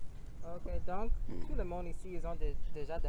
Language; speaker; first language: French; non-native, learner; English